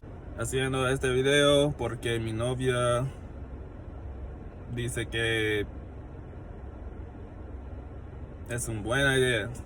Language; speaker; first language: Spanish; non-native, learner; English